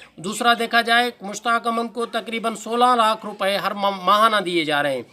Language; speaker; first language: Urdu; non-native, local second language; Sindhi